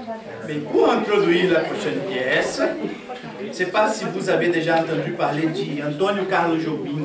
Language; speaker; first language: French; non-native, fluent; Portuguese